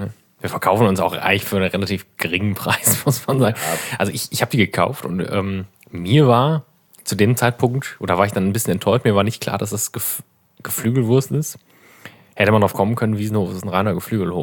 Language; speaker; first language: German; native; German